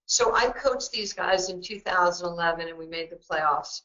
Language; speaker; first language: English; native; English